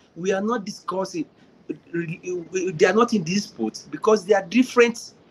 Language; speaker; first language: English; non-native, local second language; Yoruba